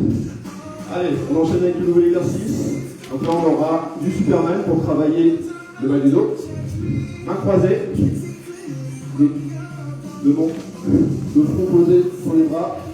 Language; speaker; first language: French; native; French